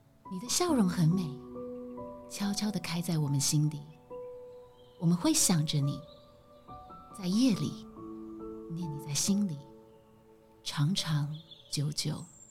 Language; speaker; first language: Chinese; native; Chinese